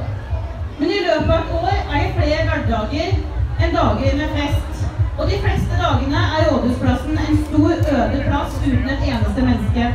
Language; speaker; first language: Norwegian; native; Norwegian